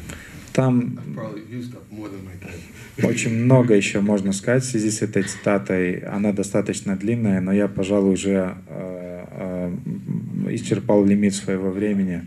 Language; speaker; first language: Russian; native; Russian